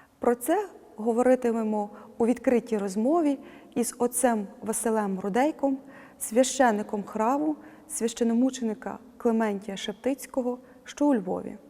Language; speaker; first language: Ukrainian; native; Ukrainian